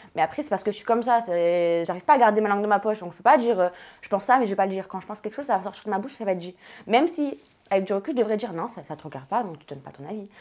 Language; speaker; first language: French; native; French